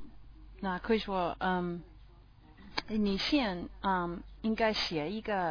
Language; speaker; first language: Chinese; non-native, learner; English